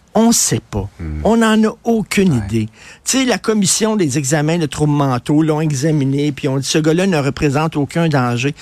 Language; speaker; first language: French; native; French